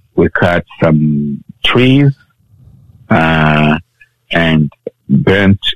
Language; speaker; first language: English; non-native, local second language; Bemba